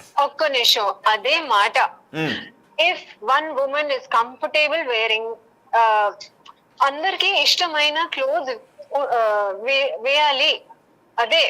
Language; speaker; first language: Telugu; non-native, learner; Hindi